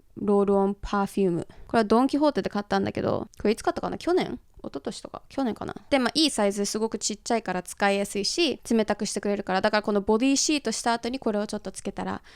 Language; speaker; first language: Japanese; early bilingual, heritage; Japanese